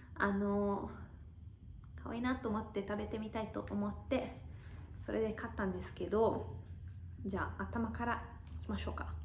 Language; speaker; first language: Japanese; non-native, fluent; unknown